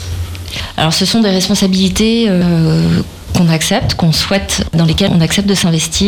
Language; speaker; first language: French; native; French